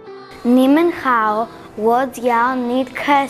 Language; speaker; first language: Chinese; non-native, learner; Greek